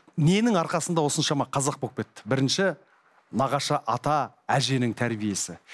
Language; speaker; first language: Kazakh; native; Kazakh